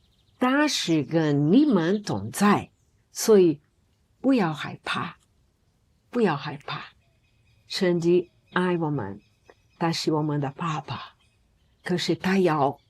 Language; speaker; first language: Chinese; non-native, learner; Portuguese